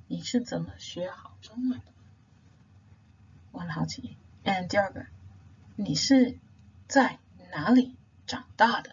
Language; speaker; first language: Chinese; non-native, fluent; English